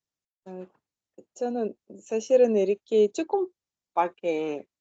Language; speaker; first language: Korean; non-native, learner; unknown